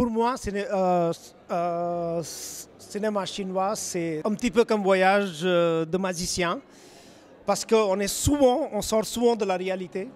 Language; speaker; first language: French; non-native, fluent; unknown